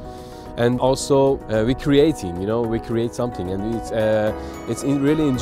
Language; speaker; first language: English; non-native, learner; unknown